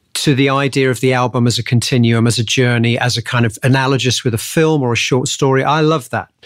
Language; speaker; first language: English; native; English